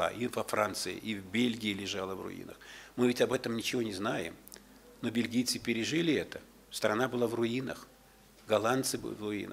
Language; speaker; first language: Russian; native; Russian